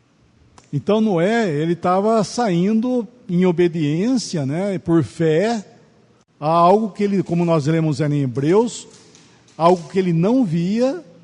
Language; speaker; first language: Portuguese; native; Portuguese